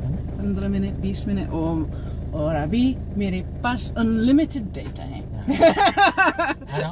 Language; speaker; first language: Hindi; non-native, learner; English